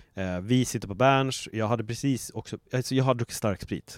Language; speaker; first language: Swedish; native; Swedish